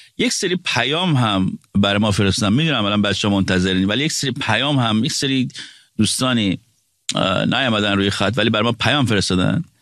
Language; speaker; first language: Persian; native; Persian